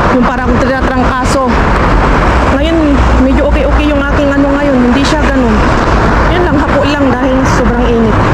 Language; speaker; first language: Filipino; native; Filipino